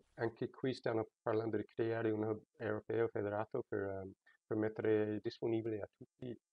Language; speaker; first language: Italian; non-native, fluent; English